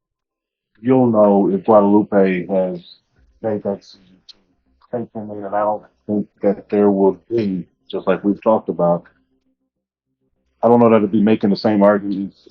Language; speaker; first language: English; native; English